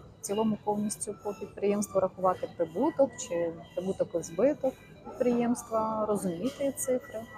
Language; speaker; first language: Ukrainian; non-native, local second language; Russian